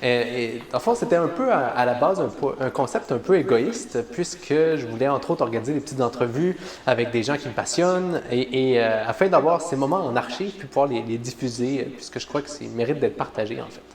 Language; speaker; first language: French; native; French